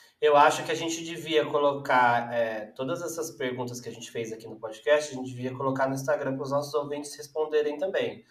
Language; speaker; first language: Portuguese; native; Portuguese